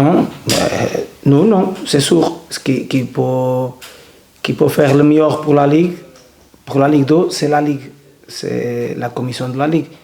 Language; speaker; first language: French; non-native, learner; Portuguese